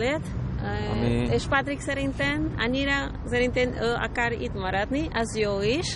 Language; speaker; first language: Hungarian; non-native, learner; Spanish